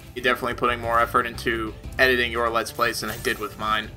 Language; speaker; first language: English; native; English